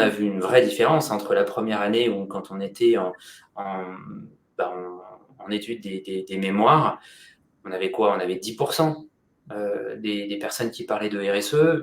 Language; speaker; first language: French; native; French